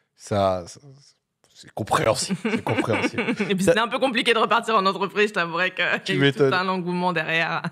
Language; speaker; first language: French; native; French